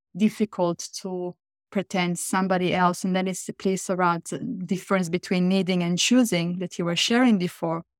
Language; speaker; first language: English; non-native, fluent; Italian